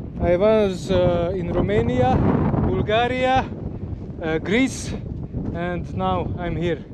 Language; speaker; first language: English; non-native, learner; Hungarian